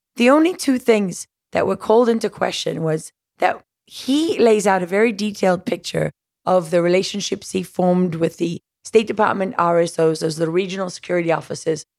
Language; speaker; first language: English; native; English